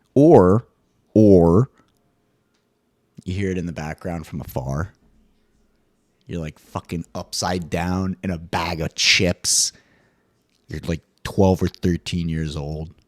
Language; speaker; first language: English; native; English